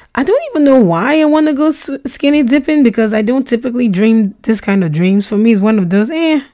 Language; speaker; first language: English; non-native, local second language; Russian